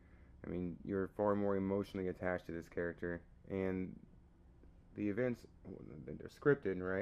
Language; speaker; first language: English; native; English